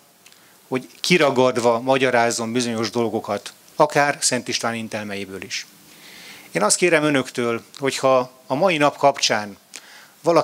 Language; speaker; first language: Hungarian; native; Hungarian